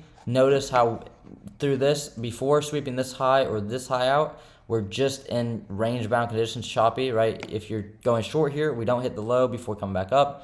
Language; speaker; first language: English; native; English